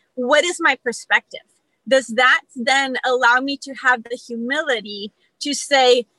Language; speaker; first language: English; early bilingual, other home language; Spanish